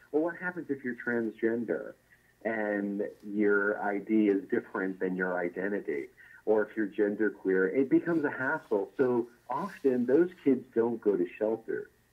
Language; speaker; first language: English; native; English